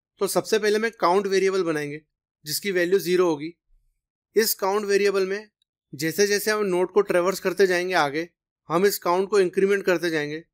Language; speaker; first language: Hindi; native; Hindi